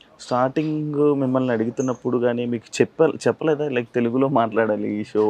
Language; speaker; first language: Telugu; native; Telugu